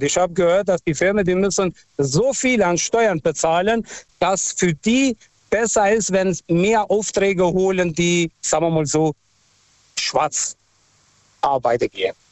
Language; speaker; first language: German; non-native, fluent; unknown